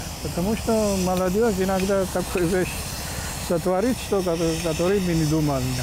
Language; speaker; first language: Russian; non-native, fluent; Georgian